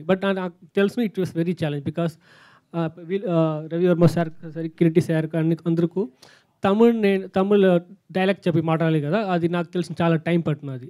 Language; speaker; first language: Telugu; non-native, fluent; Tamil